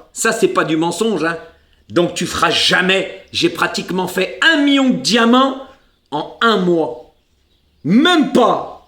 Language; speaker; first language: French; native; French